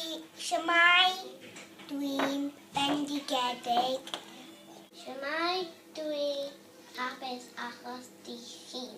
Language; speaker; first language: Welsh; non-native, learner; English